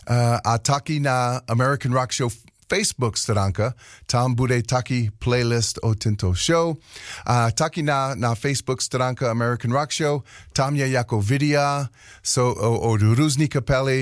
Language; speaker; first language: Czech; non-native, learner; English